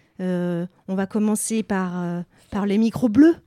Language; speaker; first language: French; native; French